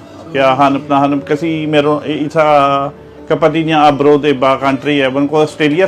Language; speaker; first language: Filipino; non-native, learner; Punjabi